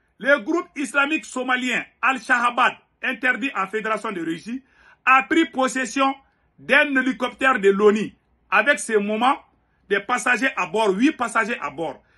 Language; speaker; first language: French; non-native, local second language; Bambara